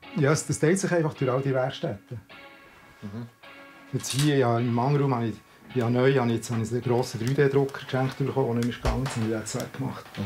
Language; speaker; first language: German; native; German